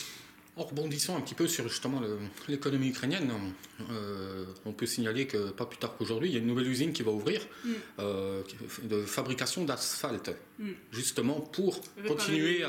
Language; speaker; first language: French; native; French